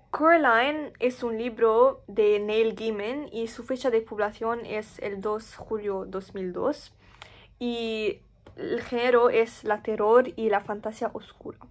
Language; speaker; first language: Spanish; non-native, learner; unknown